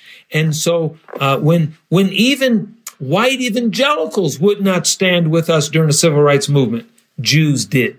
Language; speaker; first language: English; native; English